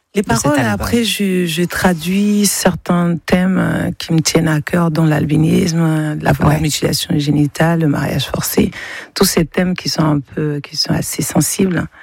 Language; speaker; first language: French; non-native, local second language; Bambara